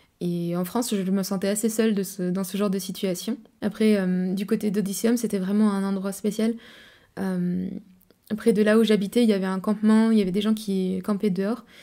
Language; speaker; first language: French; native; French